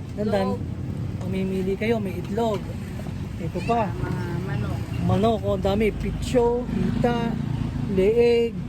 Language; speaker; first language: Filipino; native; Filipino